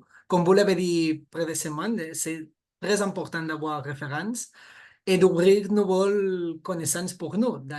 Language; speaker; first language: French; non-native, fluent; Catalan